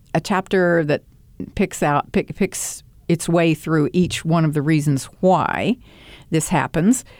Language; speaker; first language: English; native; English